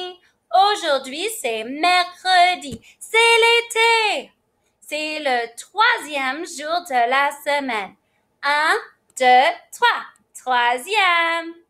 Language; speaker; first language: French; non-native, fluent; English